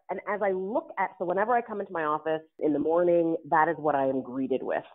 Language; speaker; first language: English; native; English